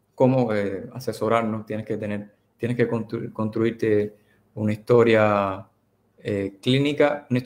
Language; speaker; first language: Spanish; native; Spanish